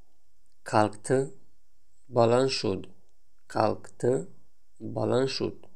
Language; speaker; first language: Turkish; non-native, learner; Tajik